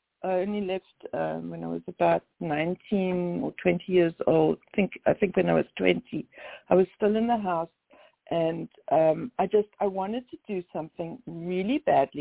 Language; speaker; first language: English; native; English